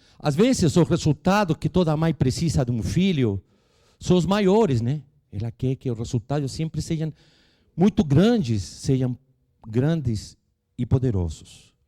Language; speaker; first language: Portuguese; non-native, fluent; Spanish